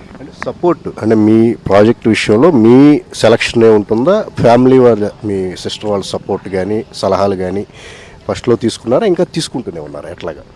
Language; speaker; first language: Telugu; native; Telugu